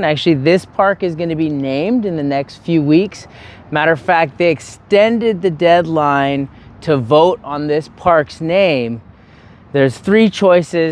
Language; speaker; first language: English; native; English